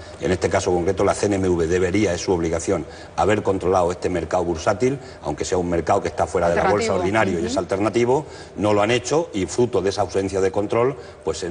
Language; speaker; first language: Spanish; native; Spanish